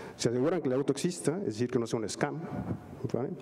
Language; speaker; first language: Spanish; native; Spanish